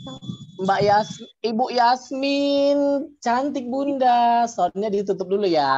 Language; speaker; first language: Indonesian; native; Indonesian